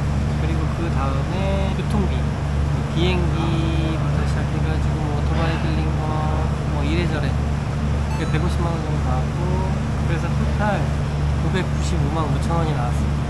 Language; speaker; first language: Korean; native; Korean